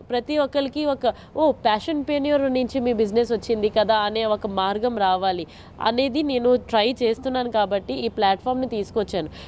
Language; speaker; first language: Telugu; non-native, local second language; Hindi